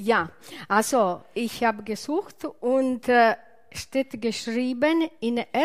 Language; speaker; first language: German; non-native, learner; Italian